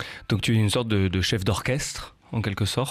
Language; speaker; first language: French; native; French